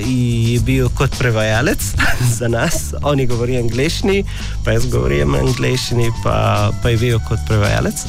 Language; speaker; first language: Slovenian; non-native, learner; Arabic